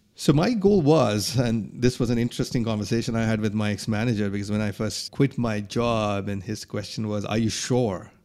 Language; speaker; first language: English; non-native, local second language; Bangla